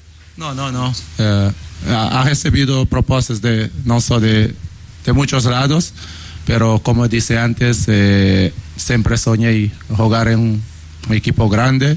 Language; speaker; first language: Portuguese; non-native, local second language; Kabuverdianu